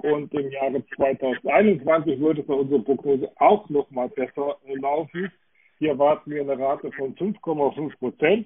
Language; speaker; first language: German; native; German